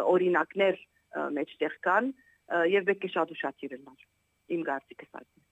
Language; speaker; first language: Armenian; native; Armenian